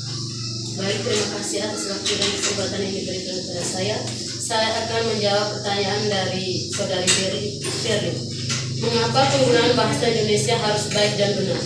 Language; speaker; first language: Indonesian; non-native, local second language; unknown